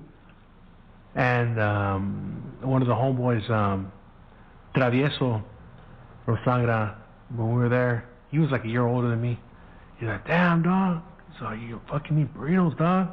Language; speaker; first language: English; early bilingual, other home language; Spanish